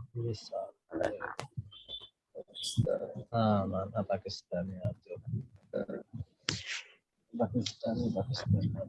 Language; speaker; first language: Arabic; non-native, learner; Bangla